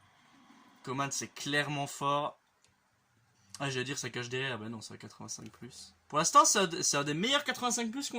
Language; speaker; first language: French; native; French